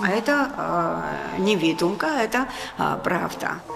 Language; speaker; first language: Russian; non-native, local second language; Georgian